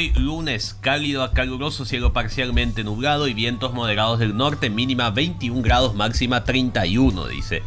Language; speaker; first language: Spanish; native; Spanish